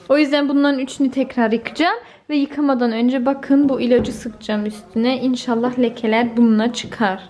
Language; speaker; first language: Turkish; early bilingual, heritage; Turkish